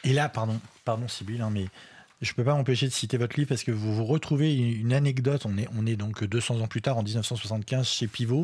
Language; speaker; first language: French; native; French